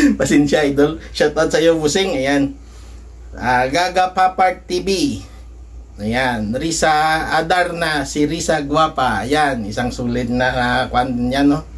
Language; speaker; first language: Filipino; non-native, local second language; Hiligaynon